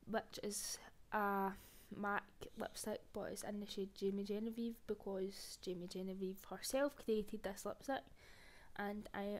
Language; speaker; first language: English; native; English